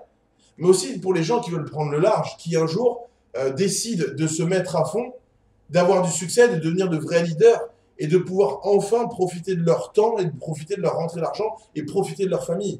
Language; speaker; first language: French; native; French